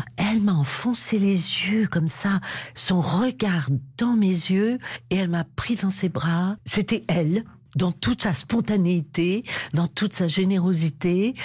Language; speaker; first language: French; native; French